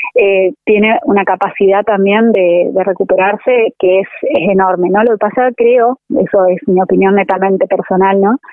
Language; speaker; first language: Spanish; native; Spanish